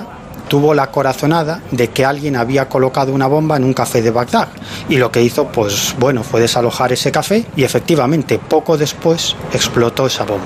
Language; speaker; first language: Spanish; native; Spanish